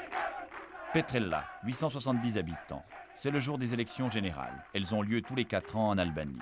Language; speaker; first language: French; native; French